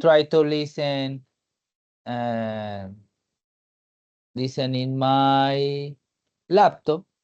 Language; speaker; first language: English; non-native, learner; Spanish